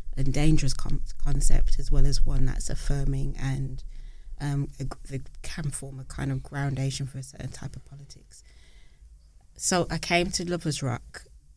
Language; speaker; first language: English; native; English